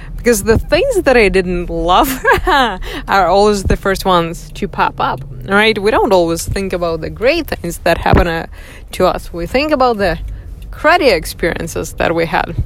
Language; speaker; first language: English; non-native, fluent; Russian